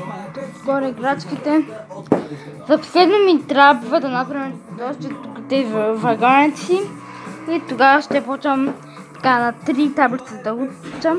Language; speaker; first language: Bulgarian; early bilingual, heritage; Bulgarian